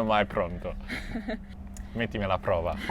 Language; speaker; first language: Italian; non-native, fluent; English